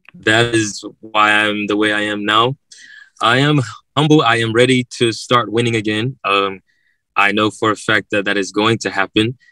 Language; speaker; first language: English; native; English